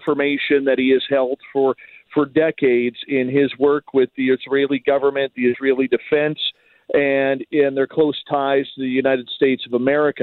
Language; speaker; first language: English; native; English